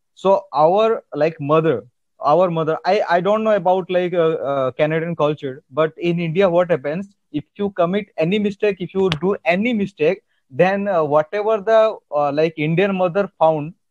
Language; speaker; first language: English; non-native, local second language; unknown